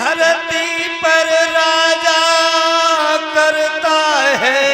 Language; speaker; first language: Hindi; native; Hindi